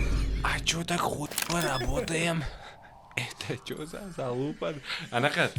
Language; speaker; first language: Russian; non-native, local second language; Uzbek